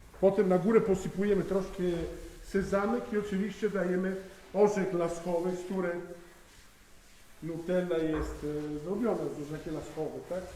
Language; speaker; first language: Polish; non-native, fluent; Italian